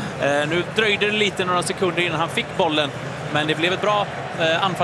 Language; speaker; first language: Swedish; native; Swedish